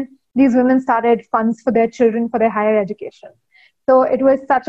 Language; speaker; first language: English; non-native, local second language; Hindi